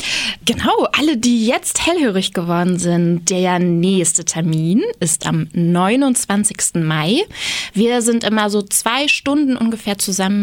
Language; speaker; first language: German; native; German